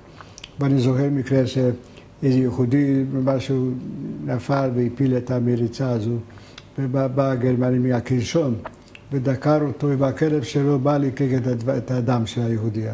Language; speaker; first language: Hebrew; non-native, fluent; Hungarian